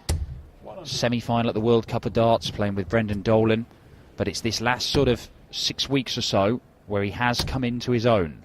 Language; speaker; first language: English; native; English